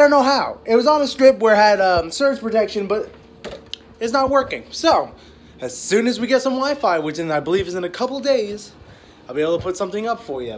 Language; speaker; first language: English; native; English